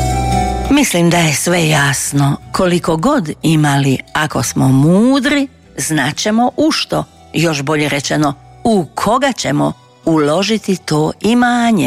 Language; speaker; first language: Croatian; native; Croatian